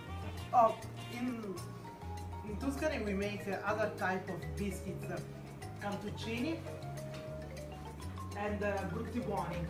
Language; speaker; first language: English; non-native, learner; Italian